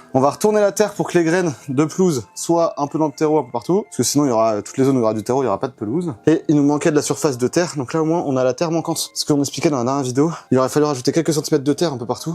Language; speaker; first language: French; native; French